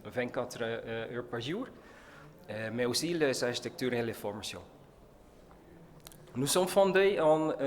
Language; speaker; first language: French; non-native, learner; Dutch